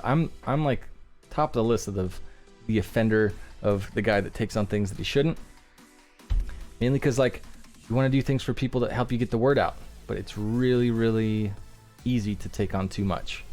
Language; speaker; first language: English; native; English